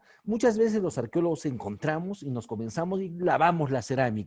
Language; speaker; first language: Spanish; native; Spanish